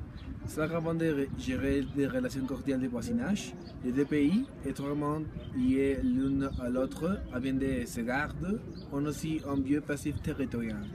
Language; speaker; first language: French; non-native, learner; Spanish